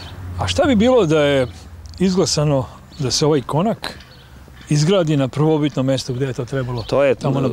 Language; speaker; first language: Bosnian; native; Bosnian